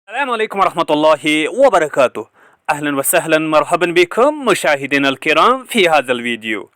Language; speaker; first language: Arabic; non-native, fluent; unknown